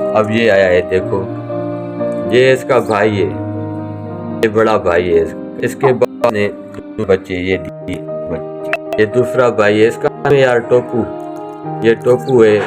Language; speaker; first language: Urdu; non-native, local second language; Sindhi